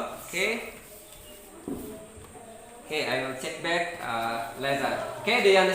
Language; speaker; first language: English; non-native, fluent; Indonesian